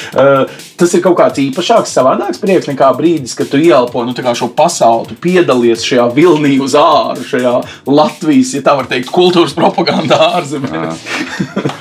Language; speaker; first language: Latvian; native; Latvian